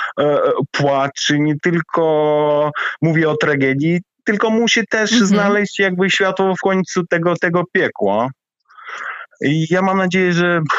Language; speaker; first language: Polish; non-native, fluent; Ukrainian